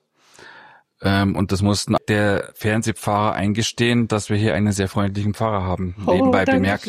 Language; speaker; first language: German; native; German